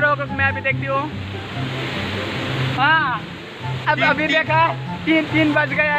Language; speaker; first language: Hindi; non-native, local second language; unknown